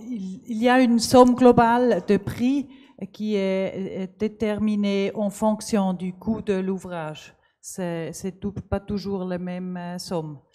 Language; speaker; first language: French; non-native, learner; German